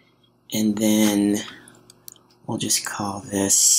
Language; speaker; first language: English; native; English